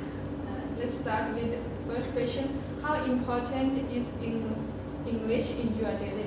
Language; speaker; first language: English; non-native, learner; Thai